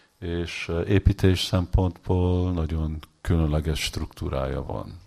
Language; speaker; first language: Hungarian; early bilingual, heritage; Hungarian